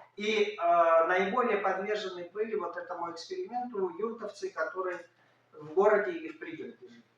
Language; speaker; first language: Russian; native; Russian